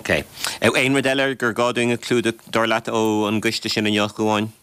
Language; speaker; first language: Irish; native; Irish